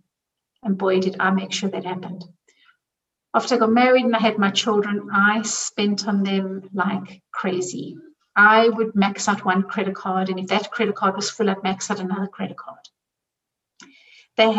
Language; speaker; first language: English; native; English